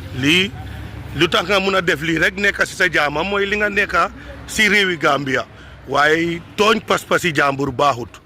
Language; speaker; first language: Wolof; native; Wolof